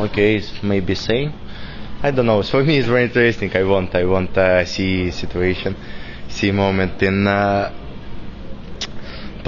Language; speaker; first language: English; non-native, learner; Russian